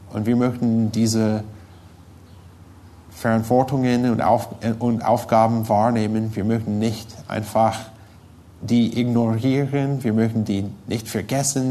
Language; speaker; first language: German; non-native, fluent; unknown